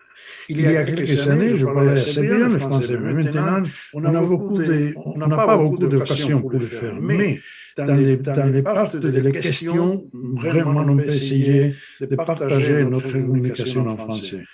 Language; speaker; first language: French; non-native, learner; Spanish